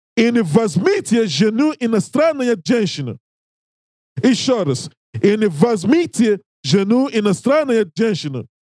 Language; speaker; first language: Russian; non-native, learner; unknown